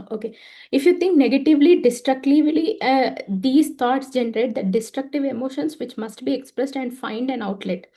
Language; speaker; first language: English; non-native, local second language; Telugu